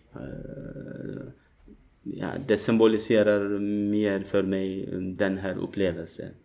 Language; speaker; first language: Swedish; non-native, learner; Turkish